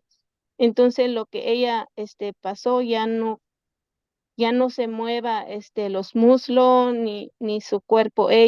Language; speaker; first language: Spanish; non-native, local second language; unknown